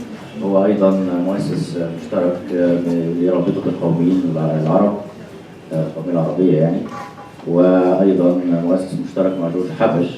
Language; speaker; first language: Arabic; native; Arabic